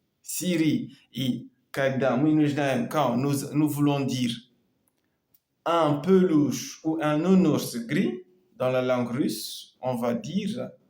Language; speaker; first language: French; non-native, local second language; Comorian